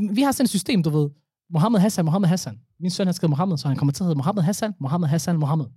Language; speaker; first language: Danish; early bilingual, other home language; Somali